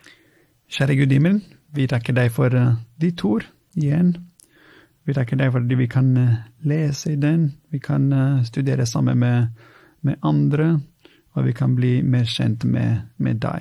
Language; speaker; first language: Norwegian; non-native, fluent; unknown